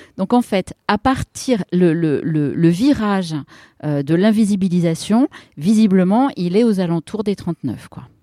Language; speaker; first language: French; native; French